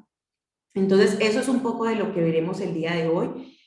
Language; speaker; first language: Spanish; native; Spanish